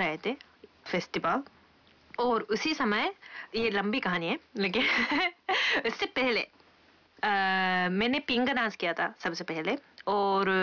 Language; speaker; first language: Hindi; non-native, fluent; Japanese